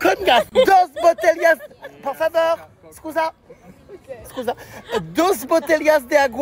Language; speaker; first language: Spanish; non-native, learner; French